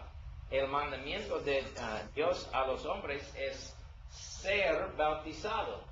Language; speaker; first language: Spanish; non-native, learner; English